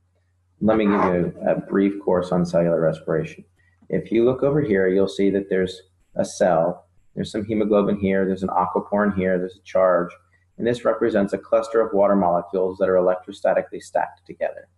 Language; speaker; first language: English; native; English